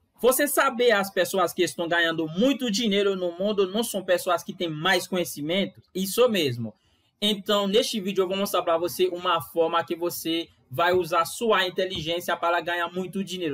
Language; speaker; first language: Portuguese; non-native, fluent; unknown